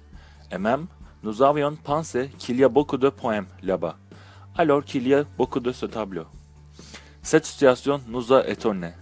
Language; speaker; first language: French; non-native, learner; Turkish